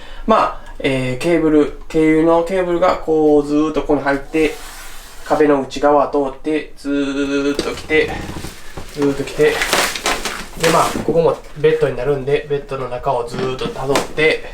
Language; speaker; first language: Japanese; native; Japanese